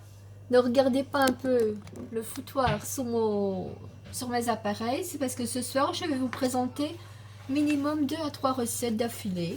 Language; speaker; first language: French; native; French